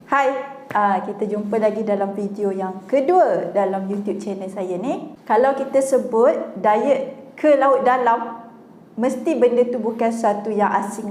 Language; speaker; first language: Malay; native; Malay